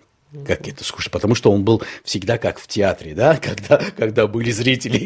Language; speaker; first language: Russian; non-native, local second language; Armenian